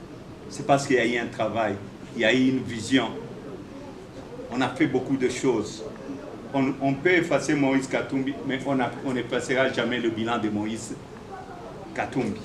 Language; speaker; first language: French; non-native, local second language; Swahili